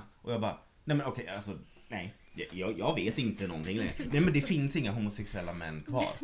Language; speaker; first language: Swedish; native; Swedish